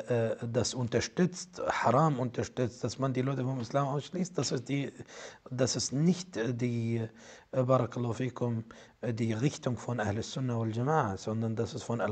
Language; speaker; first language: German; non-native, fluent; Arabic